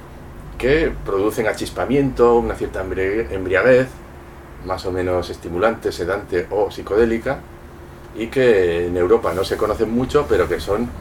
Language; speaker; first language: Spanish; native; Spanish